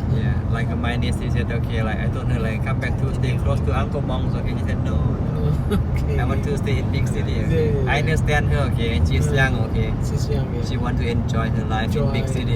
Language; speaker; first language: English; non-native, learner; Thai